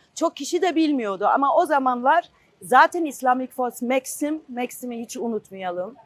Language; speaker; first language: Turkish; non-native, fluent; Albanian